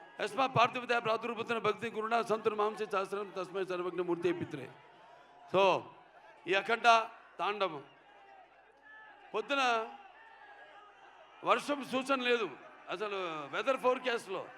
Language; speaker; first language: Telugu; native; Telugu